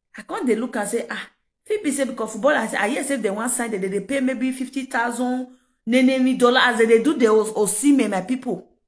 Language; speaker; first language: Nigerian Pidgin; non-native, local second language; Yoruba